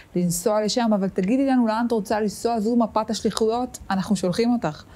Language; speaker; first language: Hebrew; native; Hebrew